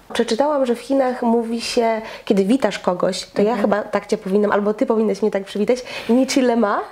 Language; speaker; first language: Polish; native; Polish